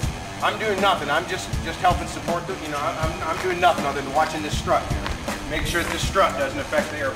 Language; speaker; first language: English; native; English